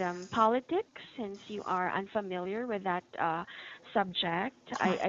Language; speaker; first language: English; non-native, fluent; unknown